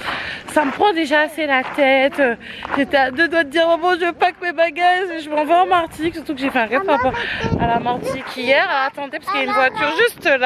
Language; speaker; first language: French; native; French